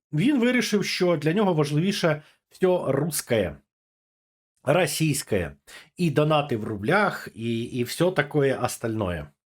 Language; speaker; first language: Ukrainian; native; Ukrainian